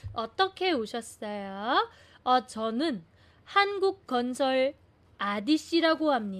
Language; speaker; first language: Korean; non-native, fluent; Filipino